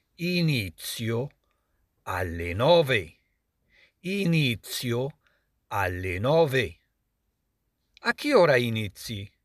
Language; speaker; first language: Italian; non-native, fluent; Arabic